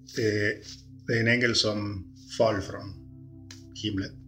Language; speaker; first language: Swedish; early bilingual, other home language; Spanish